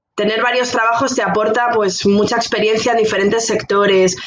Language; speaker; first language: Spanish; native; Spanish